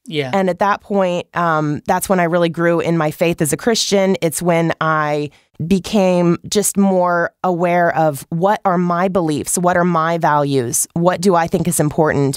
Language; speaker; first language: English; native; English